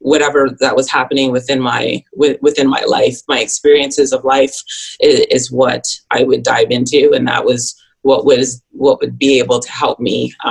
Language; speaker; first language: English; native; English